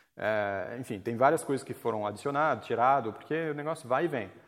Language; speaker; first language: Portuguese; non-native, fluent; French